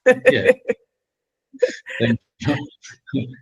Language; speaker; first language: English; non-native, learner; Italian